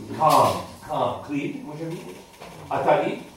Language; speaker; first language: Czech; non-native, learner; English